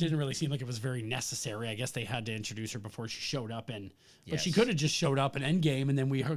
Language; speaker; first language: English; native; English